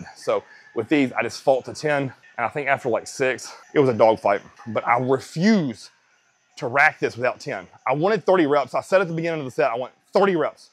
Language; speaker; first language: English; native; English